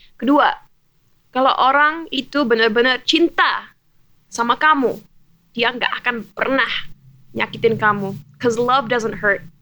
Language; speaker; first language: Indonesian; early bilingual, heritage; German